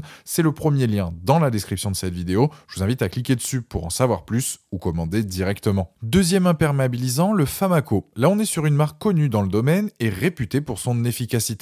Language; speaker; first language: French; native; French